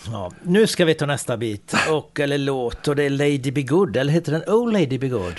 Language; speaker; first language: Swedish; native; Swedish